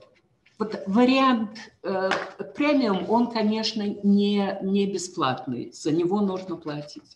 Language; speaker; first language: Russian; native; Russian